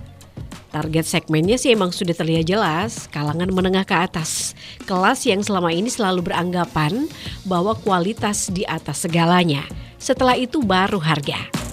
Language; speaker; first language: Indonesian; native; Indonesian